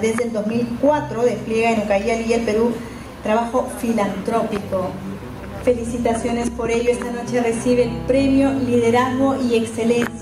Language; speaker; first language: Spanish; native; Spanish